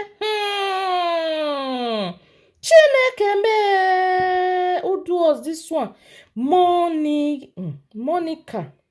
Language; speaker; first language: Nigerian Pidgin; non-native, local second language; Yoruba